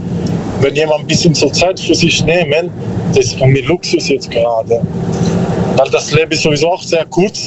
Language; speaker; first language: German; non-native, learner; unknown